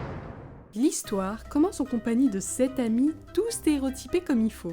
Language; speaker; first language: French; native; French